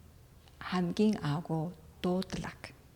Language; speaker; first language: Mongolian; non-native, fluent; Korean